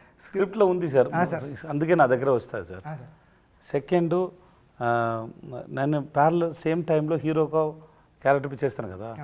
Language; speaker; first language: Telugu; non-native, learner; Tamil